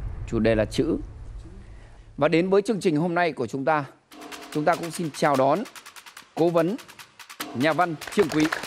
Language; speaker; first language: Vietnamese; native; Vietnamese